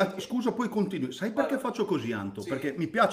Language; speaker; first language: Italian; native; Italian